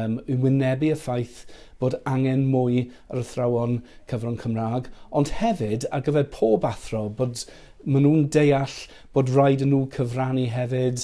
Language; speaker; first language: Welsh; non-native, fluent; English